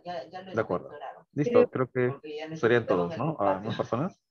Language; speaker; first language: Spanish; native; Spanish